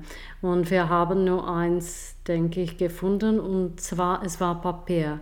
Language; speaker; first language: German; non-native, fluent; Czech